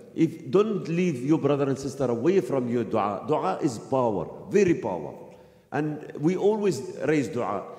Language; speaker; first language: English; non-native, fluent; Arabic